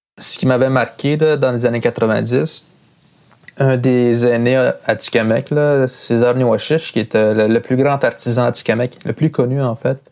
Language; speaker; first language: French; non-native, local second language; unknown